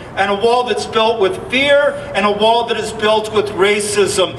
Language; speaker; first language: English; native; English